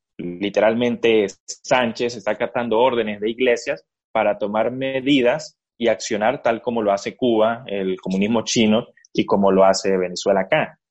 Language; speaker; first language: Spanish; native; Spanish